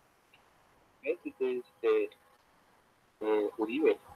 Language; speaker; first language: English; non-native, learner; Spanish